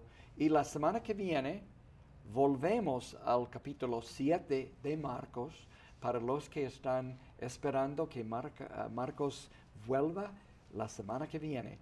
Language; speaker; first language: Spanish; non-native, fluent; English